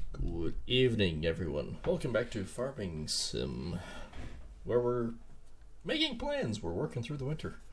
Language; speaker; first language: English; native; English